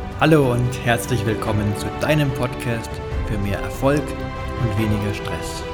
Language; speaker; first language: German; native; German